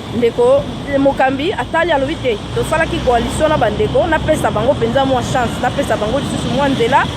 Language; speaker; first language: Lingala; native; Lingala